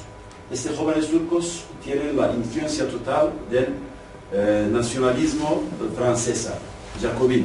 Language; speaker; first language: Spanish; non-native, fluent; Kurdish